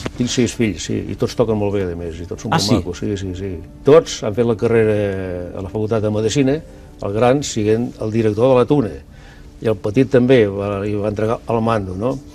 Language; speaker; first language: Catalan; non-native, local second language; Basque